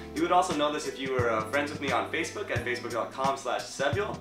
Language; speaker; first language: English; native; English